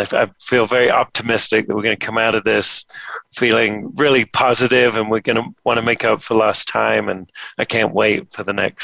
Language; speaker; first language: English; native; English